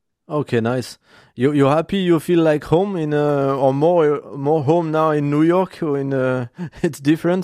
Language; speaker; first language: English; non-native, learner; French